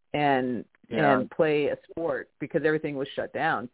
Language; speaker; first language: English; native; English